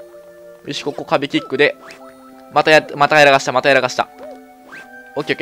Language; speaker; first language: Japanese; native; Japanese